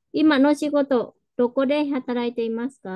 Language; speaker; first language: Japanese; non-native, fluent; Vietnamese